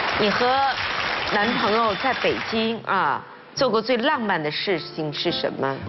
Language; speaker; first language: Chinese; native; Chinese